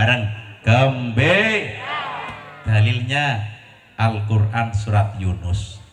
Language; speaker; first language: Indonesian; non-native, local second language; Javanese